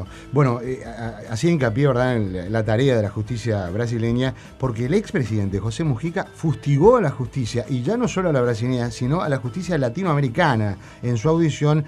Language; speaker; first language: Spanish; native; Spanish